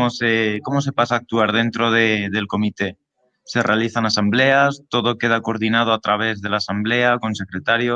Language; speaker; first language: Spanish; native; Spanish